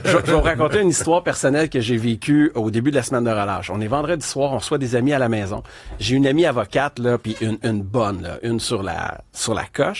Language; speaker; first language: French; native; French